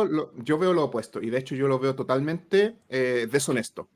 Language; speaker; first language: Spanish; native; Spanish